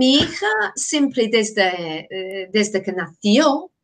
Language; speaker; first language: Spanish; non-native, fluent; English